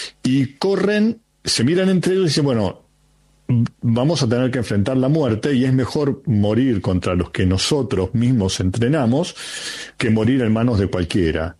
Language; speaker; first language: Spanish; native; Spanish